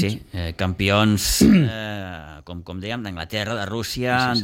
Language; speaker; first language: Catalan; native; Catalan